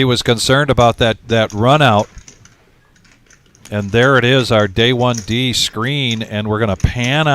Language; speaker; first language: English; native; English